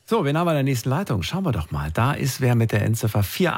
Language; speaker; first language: German; native; German